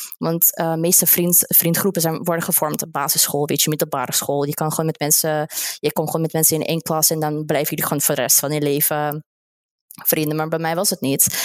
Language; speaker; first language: Dutch; non-native, fluent; Russian